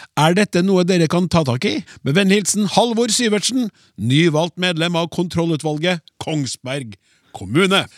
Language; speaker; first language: Norwegian; native; Norwegian